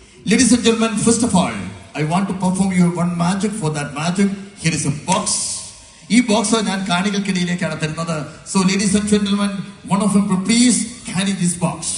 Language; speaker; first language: English; non-native, local second language; Malayalam